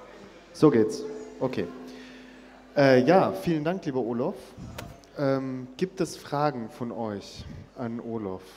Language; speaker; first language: German; native; German